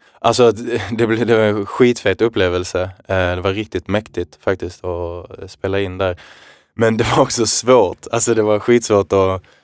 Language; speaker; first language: Swedish; early bilingual, other home language; Arabic